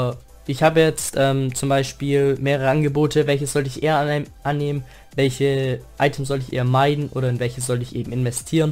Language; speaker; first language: German; native; German